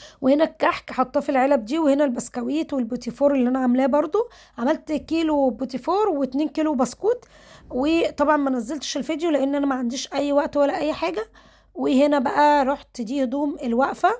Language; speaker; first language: Arabic; native; Arabic